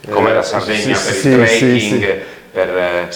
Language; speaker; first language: Italian; native; Italian